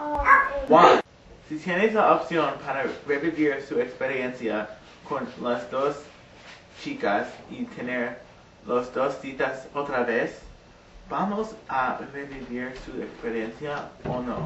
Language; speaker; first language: Spanish; non-native, learner; English